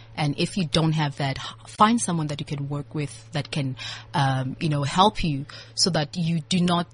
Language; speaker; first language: English; non-native, local second language; Southern Sotho